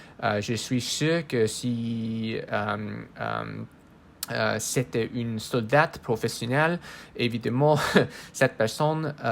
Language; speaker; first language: French; non-native, learner; English